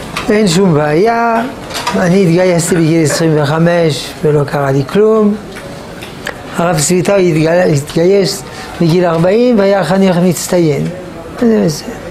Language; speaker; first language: Hebrew; non-native, fluent; French